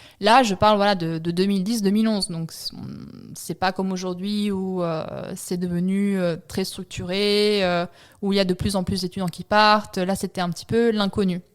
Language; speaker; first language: French; early bilingual, other home language; Italian